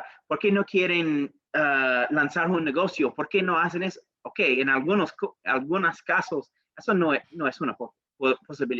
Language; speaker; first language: Spanish; non-native, learner; English